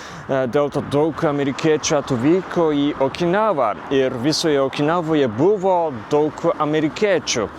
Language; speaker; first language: Lithuanian; non-native, fluent; Japanese